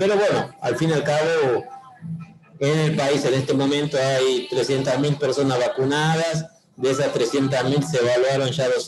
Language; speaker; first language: Spanish; native; Spanish